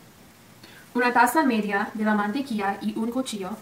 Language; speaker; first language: Spanish; non-native, learner; English